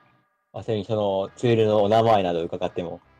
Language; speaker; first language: Japanese; native; Japanese